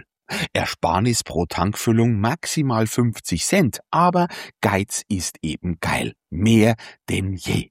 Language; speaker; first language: German; native; German